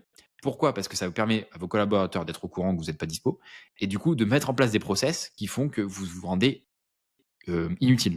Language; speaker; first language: French; native; French